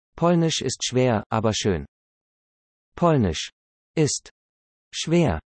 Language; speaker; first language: German; non-native, learner; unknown